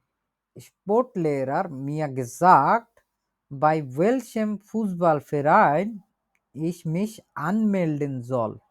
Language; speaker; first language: German; non-native, learner; Bangla